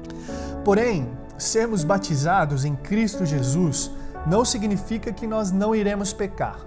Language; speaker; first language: Portuguese; native; Portuguese